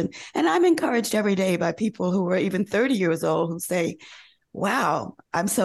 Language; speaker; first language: English; native; English